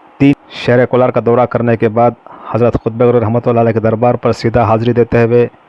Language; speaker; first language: Urdu; native; Urdu